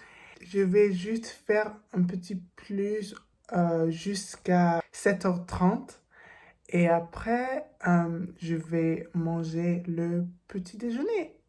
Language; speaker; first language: French; non-native, learner; English